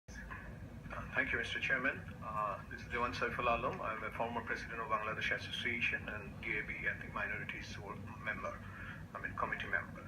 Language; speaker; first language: English; non-native, local second language; Bangla